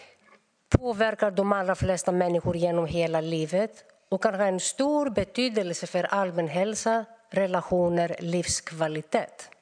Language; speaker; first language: Swedish; non-native, fluent; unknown